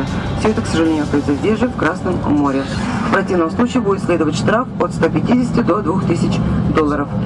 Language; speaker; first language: Russian; native; Russian